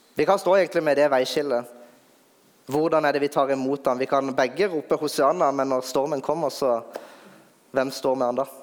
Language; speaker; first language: Norwegian; native; Norwegian